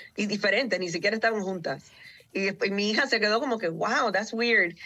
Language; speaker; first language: Spanish; early bilingual, heritage; Spanish